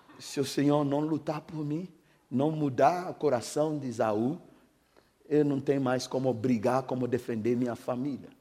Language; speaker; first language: Portuguese; non-native, fluent; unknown